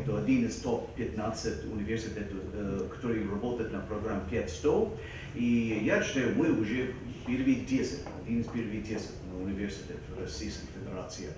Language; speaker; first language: Russian; non-native, fluent; English